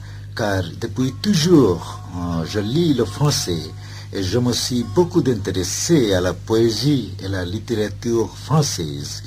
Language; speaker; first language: French; non-native, fluent; Bangla